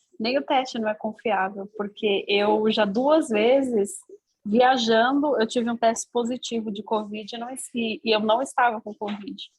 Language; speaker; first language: Portuguese; native; Portuguese